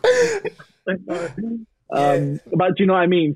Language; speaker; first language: English; native; English